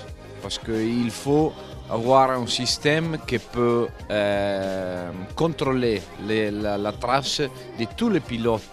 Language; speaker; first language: French; non-native, fluent; Italian